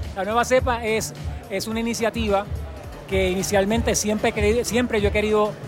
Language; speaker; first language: Spanish; native; Spanish